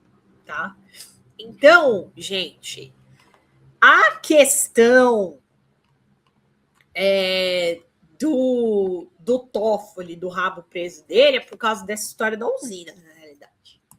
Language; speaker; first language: Portuguese; native; Portuguese